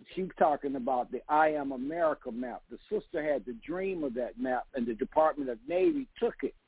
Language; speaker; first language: English; native; English